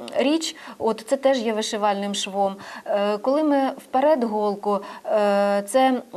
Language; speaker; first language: Ukrainian; native; Ukrainian